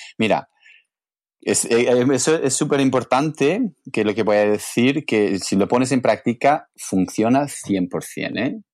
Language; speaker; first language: Spanish; non-native, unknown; English